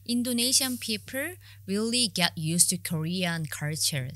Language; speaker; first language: English; non-native, learner; Korean